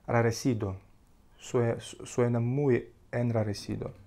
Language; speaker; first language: Spanish; non-native, learner; Russian